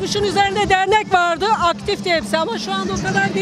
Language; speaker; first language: Turkish; native; Turkish